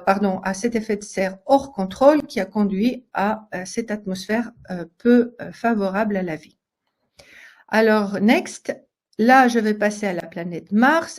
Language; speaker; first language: French; native; French